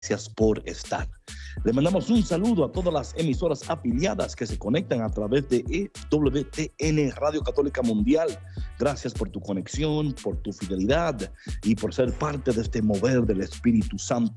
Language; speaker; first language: Spanish; native; Spanish